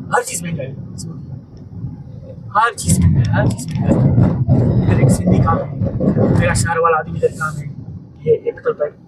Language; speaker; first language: Hindi; non-native, learner; Baluchi